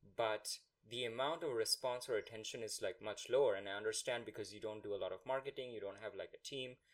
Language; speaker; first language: English; non-native, local second language; Bangla